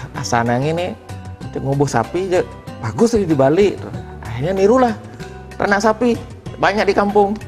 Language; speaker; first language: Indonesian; non-native, local second language; Balinese